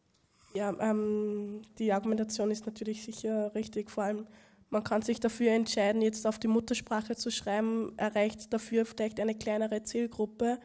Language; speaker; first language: German; native; German